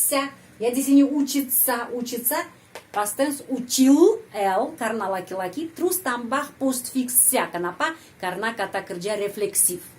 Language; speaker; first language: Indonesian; non-native, fluent; Russian